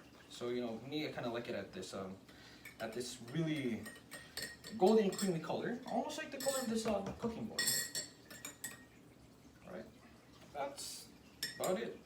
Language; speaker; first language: English; native; English